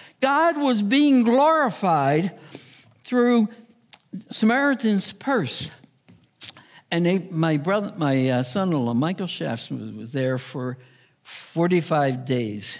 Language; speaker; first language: English; native; English